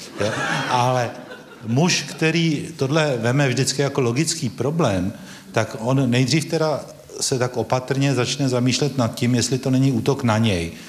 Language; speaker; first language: Czech; native; Czech